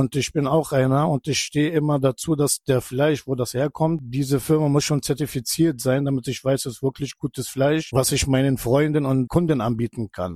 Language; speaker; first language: German; non-native, fluent; Turkish